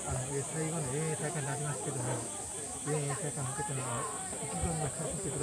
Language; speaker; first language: Japanese; native; Japanese